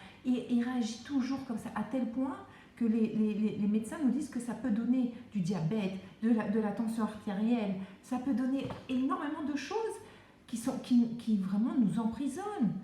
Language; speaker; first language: French; native; French